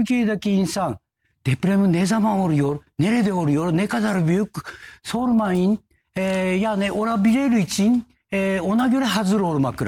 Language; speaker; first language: Turkish; non-native, fluent; Japanese